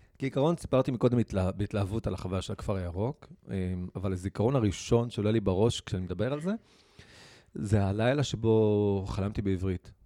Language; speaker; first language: Hebrew; non-native, local second language; Arabic